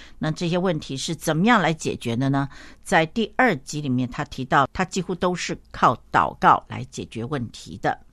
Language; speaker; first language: Chinese; native; Chinese